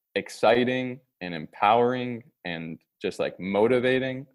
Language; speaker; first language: English; native; English